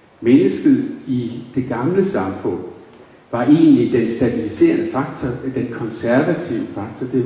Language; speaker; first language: Danish; native; Danish